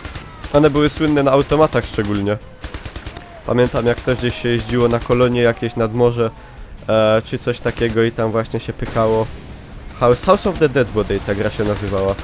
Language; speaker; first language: Polish; native; Polish